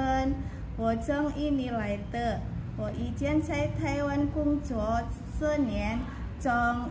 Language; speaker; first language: Chinese; non-native, learner; Indonesian